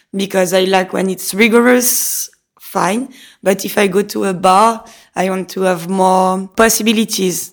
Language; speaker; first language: English; non-native, fluent; French